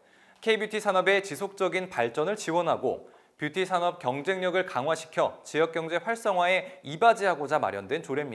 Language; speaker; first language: Korean; native; Korean